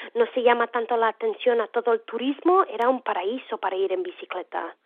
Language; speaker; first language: Spanish; non-native, fluent; English